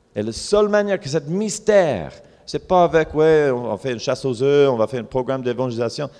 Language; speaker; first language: French; non-native, fluent; English